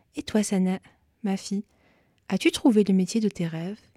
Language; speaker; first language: French; native; French